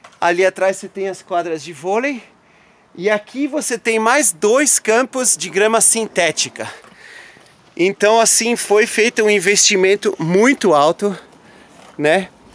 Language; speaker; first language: Portuguese; native; Portuguese